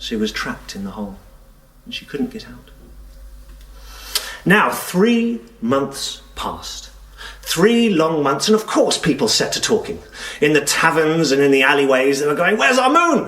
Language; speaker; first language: English; native; English